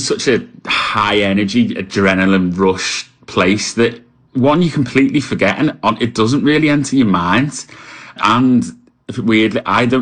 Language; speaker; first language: English; native; English